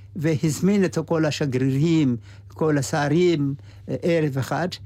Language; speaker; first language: Hebrew; non-native, fluent; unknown